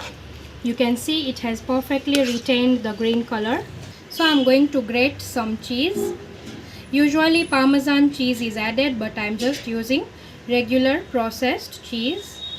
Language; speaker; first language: English; non-native, local second language; Gujarati